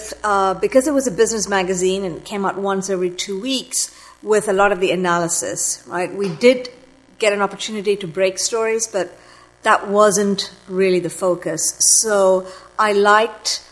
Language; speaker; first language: English; non-native, local second language; Tamil